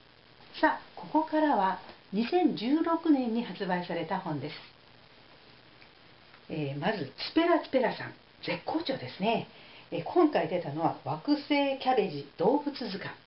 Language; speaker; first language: Japanese; native; Japanese